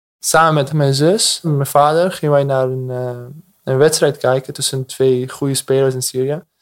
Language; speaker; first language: Dutch; non-native, fluent; Arabic